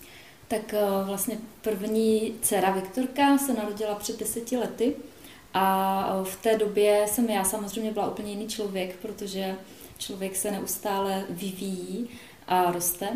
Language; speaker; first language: Czech; native; Czech